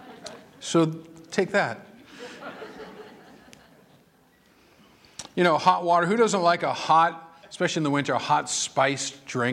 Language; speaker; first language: English; native; English